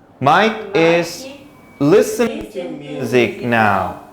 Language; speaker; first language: English; non-native, fluent; Korean